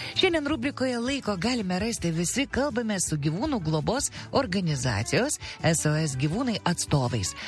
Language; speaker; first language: Lithuanian; native; Lithuanian